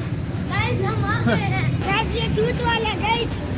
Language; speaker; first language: Hindi; non-native, learner; Pashto